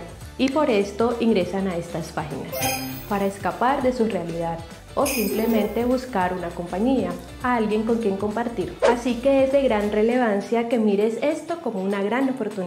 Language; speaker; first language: Spanish; native; Spanish